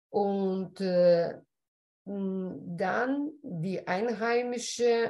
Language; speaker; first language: German; non-native, fluent; Lithuanian